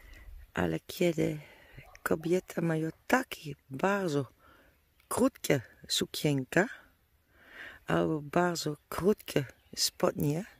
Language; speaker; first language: Polish; non-native, learner; Dutch